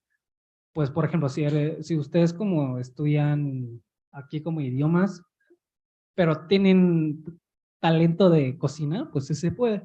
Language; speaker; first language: Spanish; early bilingual, heritage; Spanish